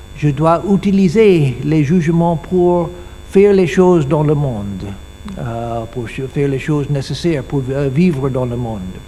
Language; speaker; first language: French; non-native, learner; English